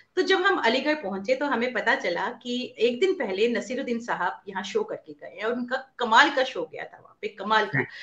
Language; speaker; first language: Hindi; native; Hindi